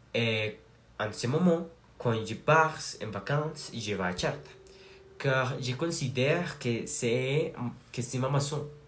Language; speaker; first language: French; non-native, learner; Spanish